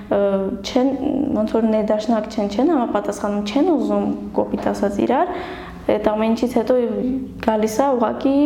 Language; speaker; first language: Armenian; non-native, local second language; Kurdish